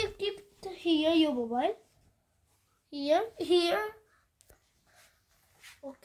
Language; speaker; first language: English; non-native, learner; Hindi